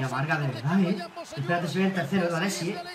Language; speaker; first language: Spanish; native; Spanish